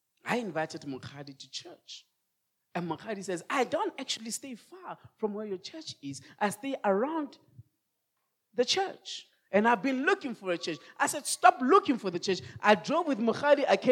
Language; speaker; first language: English; non-native, local second language; Tswana